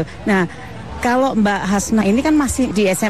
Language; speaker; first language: Indonesian; native; Indonesian